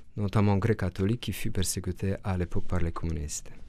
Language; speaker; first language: French; non-native, fluent; Romanian